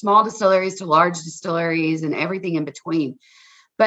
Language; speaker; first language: English; native; English